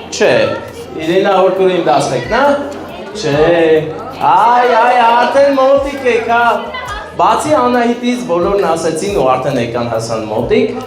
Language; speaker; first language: Armenian; native; Armenian